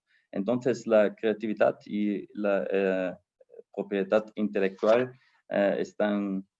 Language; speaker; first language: Spanish; non-native, fluent; German